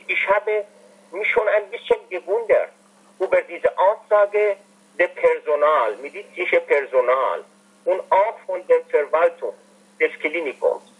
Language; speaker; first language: German; non-native, fluent; Persian